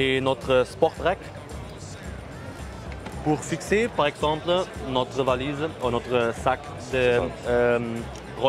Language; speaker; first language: French; non-native, learner; German